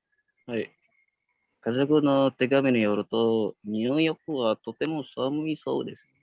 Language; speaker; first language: Japanese; non-native, learner; Indonesian